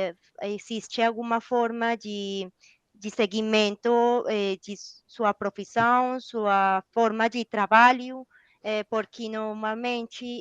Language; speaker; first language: Portuguese; non-native, learner; Spanish